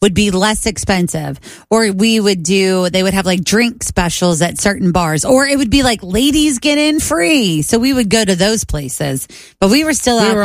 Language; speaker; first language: English; native; English